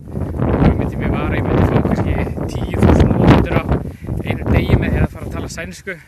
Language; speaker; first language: Swedish; non-native, learner; Icelandic